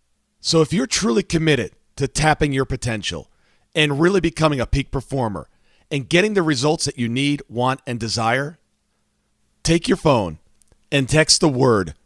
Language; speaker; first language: English; native; English